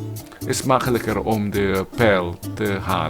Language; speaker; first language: Dutch; non-native, learner; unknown